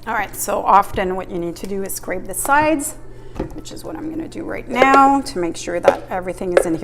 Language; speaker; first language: English; native; English